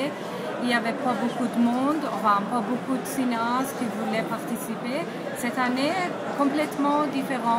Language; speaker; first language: French; non-native, fluent; Persian